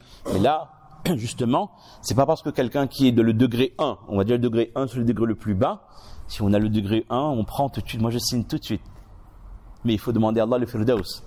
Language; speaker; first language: French; native; French